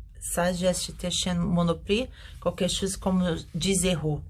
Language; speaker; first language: French; non-native, learner; Portuguese